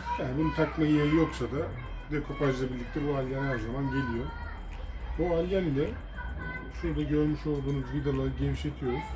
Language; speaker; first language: Turkish; native; Turkish